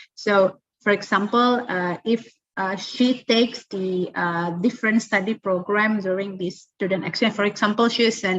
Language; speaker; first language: English; non-native, fluent; Indonesian